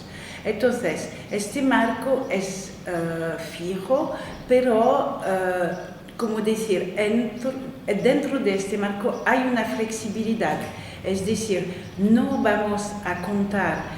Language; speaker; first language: Spanish; non-native, fluent; French